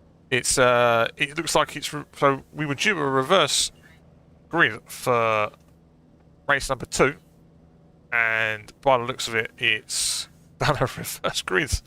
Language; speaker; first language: English; native; English